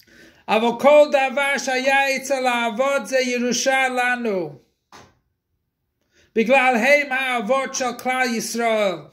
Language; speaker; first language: Hebrew; non-native, fluent; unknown